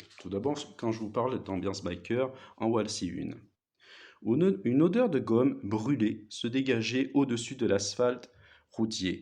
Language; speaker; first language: French; native; French